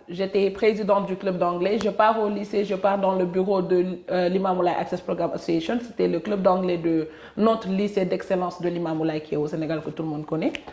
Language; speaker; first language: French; non-native, local second language; Wolof